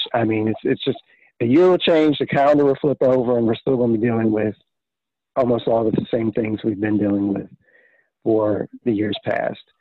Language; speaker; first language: English; native; English